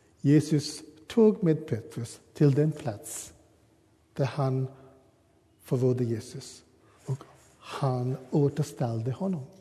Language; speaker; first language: Swedish; non-native, learner; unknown